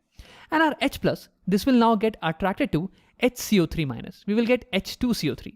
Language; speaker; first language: English; non-native, local second language; Hindi